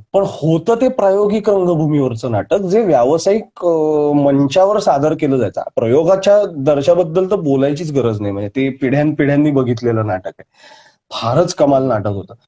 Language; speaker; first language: Marathi; native; Marathi